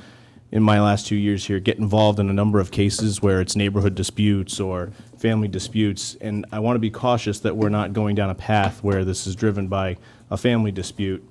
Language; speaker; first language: English; native; English